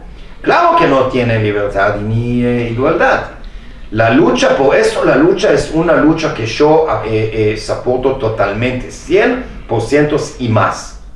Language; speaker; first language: Spanish; non-native, fluent; Hebrew